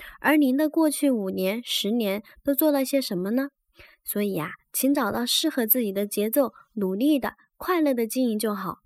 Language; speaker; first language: Chinese; native; Chinese